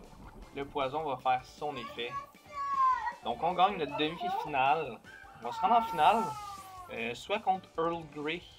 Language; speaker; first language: French; native; French